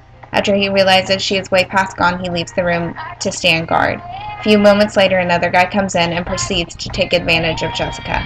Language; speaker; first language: English; native; English